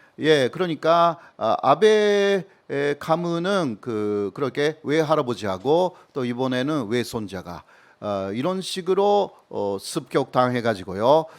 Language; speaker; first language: Korean; non-native, fluent; Japanese